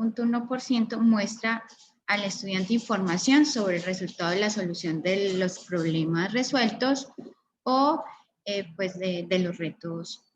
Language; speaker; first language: Spanish; native; Spanish